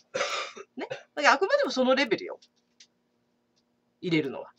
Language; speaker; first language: Japanese; native; Japanese